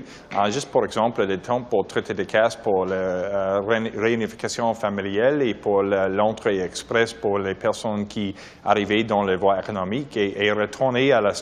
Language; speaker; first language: French; non-native, learner; English